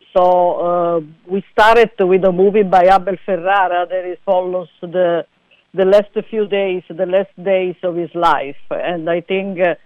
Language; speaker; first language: English; non-native, fluent; Italian